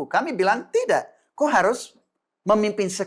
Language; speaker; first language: Indonesian; non-native, fluent; English